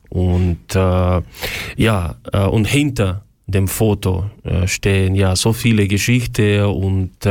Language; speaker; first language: German; non-native, learner; Ukrainian